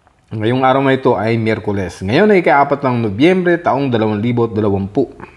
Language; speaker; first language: Filipino; native; Filipino